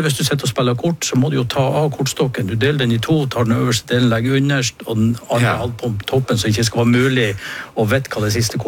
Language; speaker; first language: Norwegian; native; Norwegian